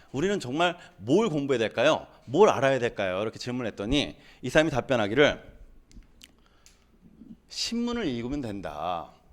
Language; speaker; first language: Korean; native; Korean